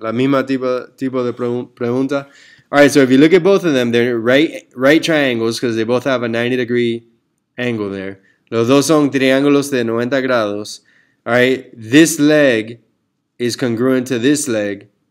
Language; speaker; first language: English; early bilingual, other home language; Spanish